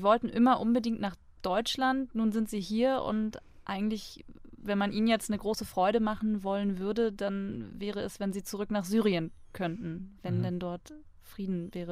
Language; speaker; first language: German; native; German